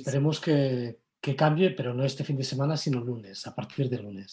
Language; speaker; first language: Spanish; non-native, local second language; Catalan